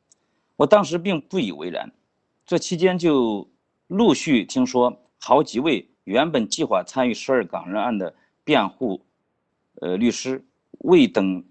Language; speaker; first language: Chinese; native; Chinese